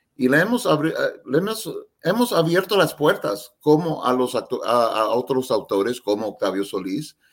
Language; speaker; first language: Spanish; early bilingual, heritage; Spanish